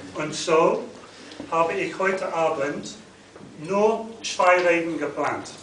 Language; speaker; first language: German; non-native, learner; English